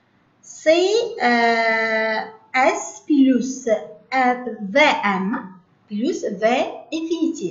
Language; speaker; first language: French; non-native, learner; Uzbek